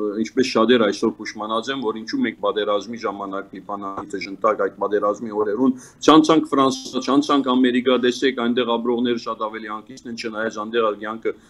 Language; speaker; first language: Armenian; early bilingual, heritage; Armenian